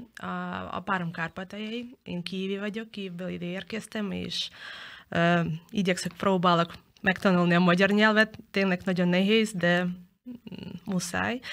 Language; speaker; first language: Hungarian; non-native, fluent; Ukrainian